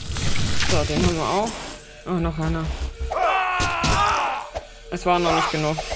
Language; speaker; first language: German; native; German